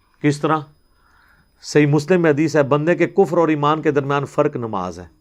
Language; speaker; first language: Urdu; non-native, local second language; Punjabi